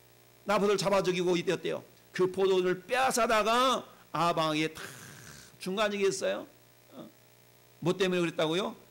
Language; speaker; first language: Korean; native; Korean